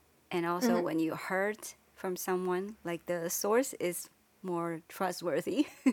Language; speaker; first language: English; non-native, fluent; Chinese